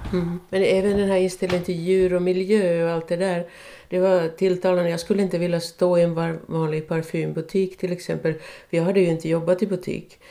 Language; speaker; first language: Swedish; non-native, local second language; Finnish